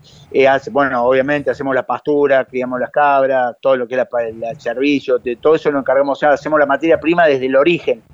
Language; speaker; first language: Spanish; native; Spanish